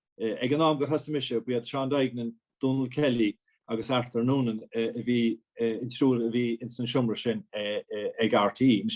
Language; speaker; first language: Irish; native; Irish